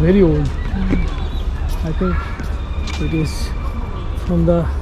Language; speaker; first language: English; non-native, local second language; Bangla